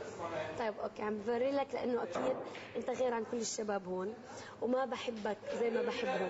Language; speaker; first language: Arabic; native; Arabic